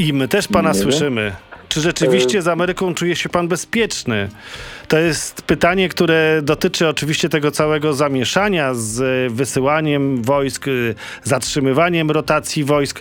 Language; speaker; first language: Polish; native; Polish